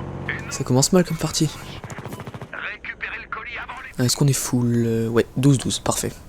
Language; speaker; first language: French; native; French